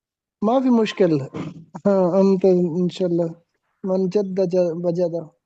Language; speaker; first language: Arabic; non-native, learner; Urdu